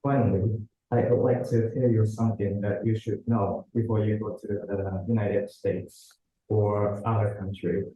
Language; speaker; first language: English; non-native, learner; Japanese